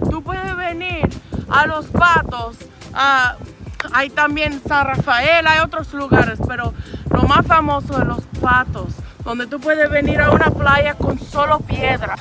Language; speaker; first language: Spanish; non-native, fluent; English